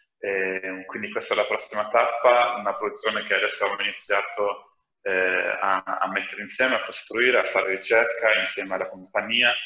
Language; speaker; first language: Italian; non-native, fluent; German